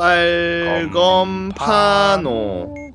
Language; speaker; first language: Korean; native; Korean